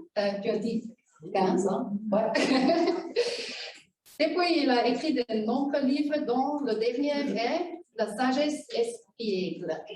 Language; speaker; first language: French; non-native, fluent; German